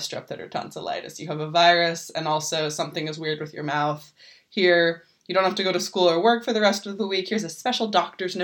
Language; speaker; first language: English; native; English